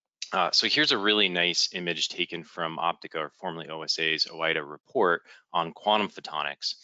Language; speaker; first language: English; native; English